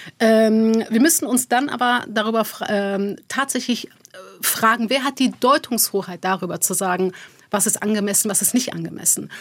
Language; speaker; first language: German; early bilingual, other home language; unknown